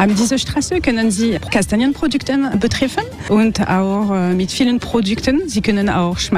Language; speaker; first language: German; non-native, learner; French